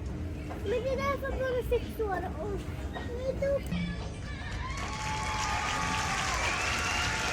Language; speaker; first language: Swedish; early bilingual, other home language; Mongolian